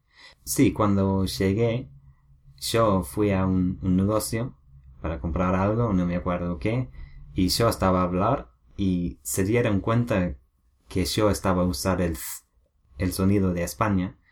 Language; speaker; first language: Spanish; non-native, learner; English